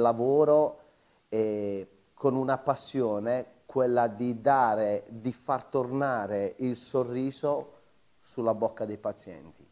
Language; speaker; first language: Italian; native; Italian